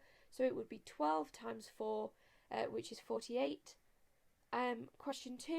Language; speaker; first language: English; native; English